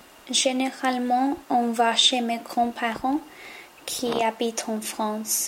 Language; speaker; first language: French; non-native, learner; English